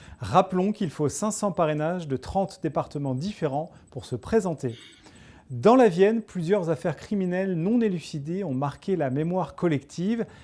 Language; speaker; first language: French; native; French